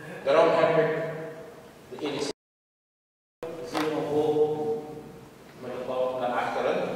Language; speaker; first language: Dutch; non-native, local second language; Papiamento